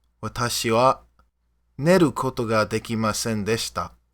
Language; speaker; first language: Japanese; non-native, learner; English